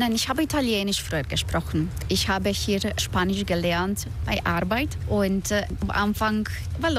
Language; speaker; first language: German; non-native, learner; Croatian